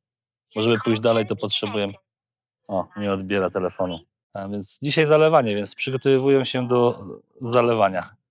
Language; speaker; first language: Polish; native; Polish